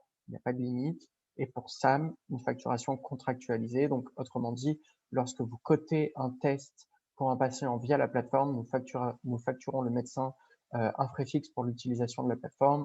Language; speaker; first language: French; native; French